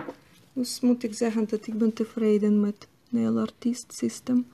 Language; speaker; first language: Dutch; non-native, learner; Russian